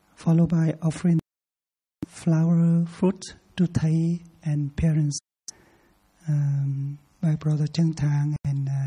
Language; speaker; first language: English; non-native, learner; Vietnamese